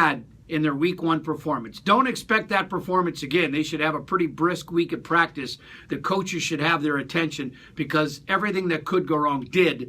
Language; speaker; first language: English; native; English